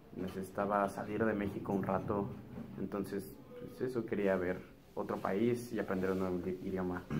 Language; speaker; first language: Spanish; native; Spanish